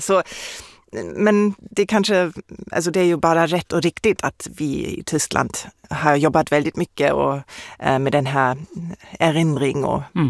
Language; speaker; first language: Swedish; non-native, fluent; German